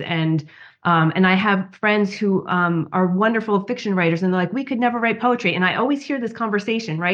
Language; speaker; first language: English; native; English